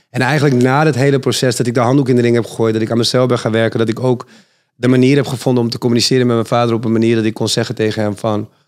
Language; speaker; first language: Dutch; native; Dutch